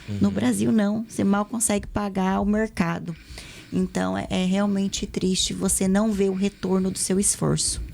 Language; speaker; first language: Portuguese; native; Portuguese